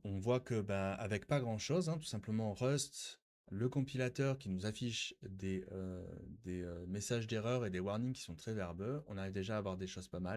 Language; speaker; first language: French; native; French